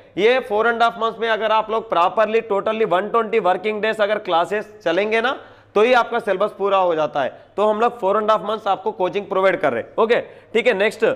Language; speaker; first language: Hindi; non-native, local second language; Telugu